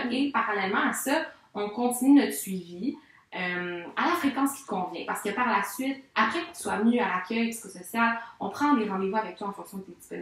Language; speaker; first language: French; native; French